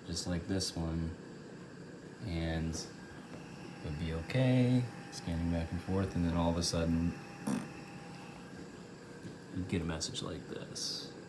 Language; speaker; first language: English; native; English